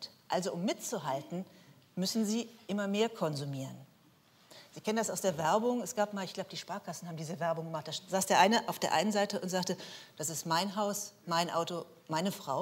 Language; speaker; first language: German; native; German